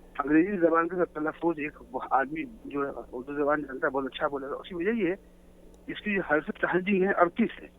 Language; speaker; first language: Urdu; native; Urdu